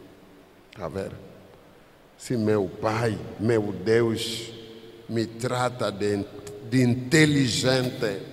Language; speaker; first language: Portuguese; non-native, fluent; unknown